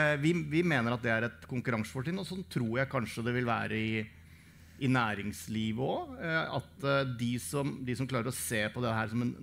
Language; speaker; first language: Norwegian; native; Norwegian